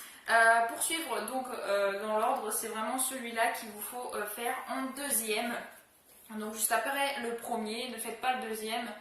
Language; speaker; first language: French; native; French